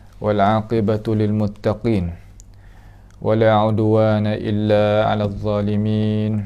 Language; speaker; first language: Arabic; non-native, fluent; Malay